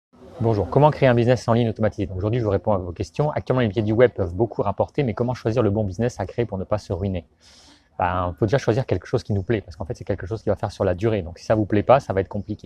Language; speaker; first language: French; native; French